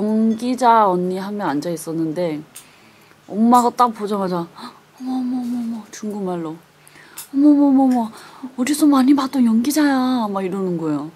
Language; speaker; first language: Korean; non-native, fluent; Chinese